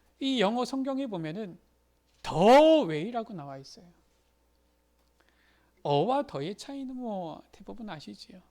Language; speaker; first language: Korean; native; Korean